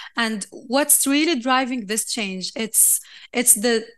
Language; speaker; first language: English; non-native, fluent; Arabic